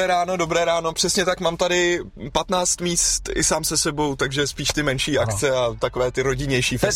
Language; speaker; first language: Czech; native; Czech